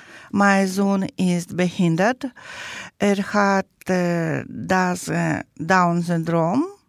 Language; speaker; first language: German; non-native, learner; Ukrainian